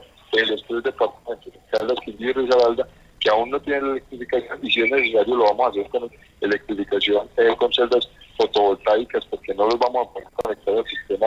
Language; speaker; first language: Spanish; native; Spanish